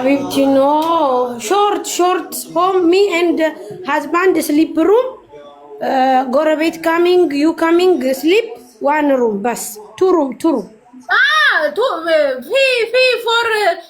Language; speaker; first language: English; non-native, learner; Amharic